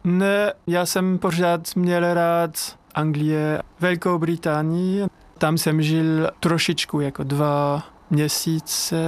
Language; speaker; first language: Czech; non-native, learner; French